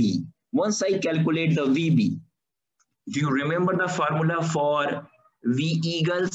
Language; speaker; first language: English; non-native, fluent; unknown